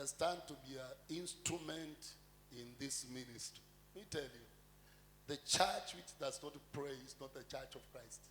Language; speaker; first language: English; non-native, local second language; Swahili